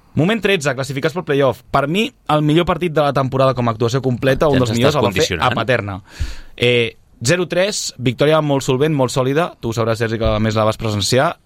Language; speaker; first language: Catalan; native; Catalan